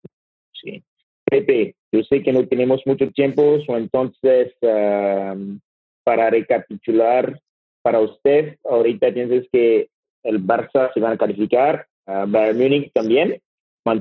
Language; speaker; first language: Spanish; non-native, learner; French